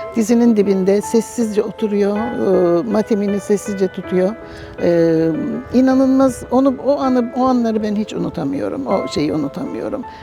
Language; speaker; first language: Turkish; native; Turkish